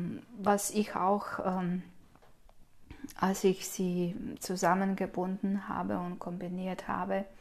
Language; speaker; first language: German; non-native, fluent; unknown